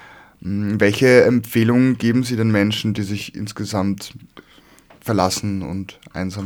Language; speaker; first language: German; native; German